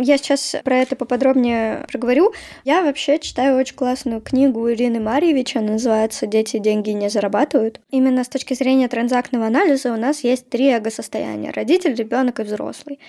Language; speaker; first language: Russian; native; Russian